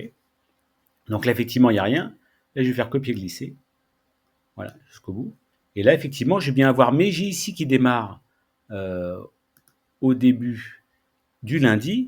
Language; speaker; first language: French; native; French